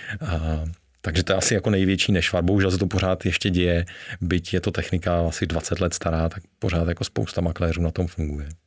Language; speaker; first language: Czech; native; Czech